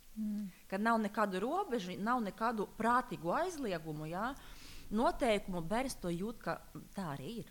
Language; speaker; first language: Latvian; non-native, local second language; Russian